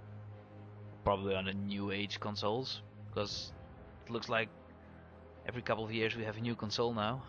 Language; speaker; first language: English; non-native, fluent; Dutch